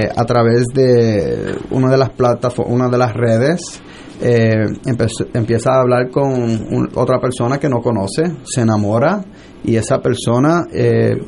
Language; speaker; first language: Spanish; early bilingual, heritage; Spanish